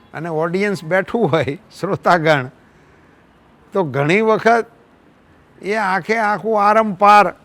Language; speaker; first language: Gujarati; native; Gujarati